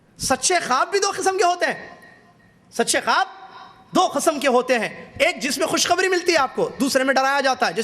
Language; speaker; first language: Urdu; native; Urdu